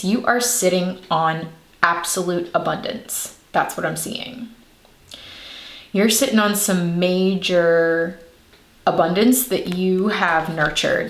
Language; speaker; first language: English; native; English